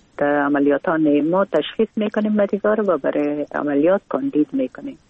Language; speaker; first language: Persian; native; Persian